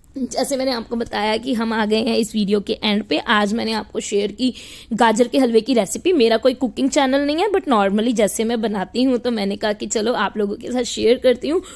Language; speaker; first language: Hindi; native; Hindi